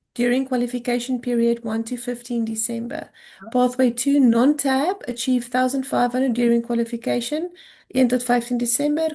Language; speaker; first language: English; non-native, local second language; Afrikaans